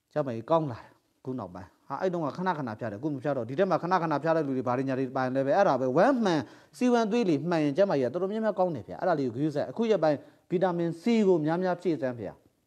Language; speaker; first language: Burmese; native; Burmese